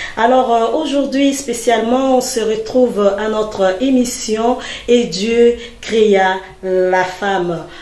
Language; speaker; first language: French; non-native, local second language; Lingala